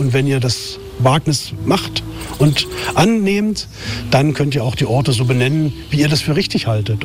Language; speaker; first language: German; native; German